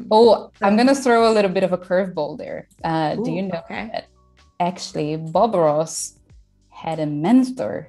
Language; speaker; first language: English; non-native, fluent; Portuguese